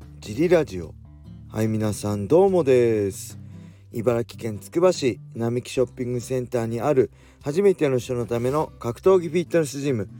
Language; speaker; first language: Japanese; native; Japanese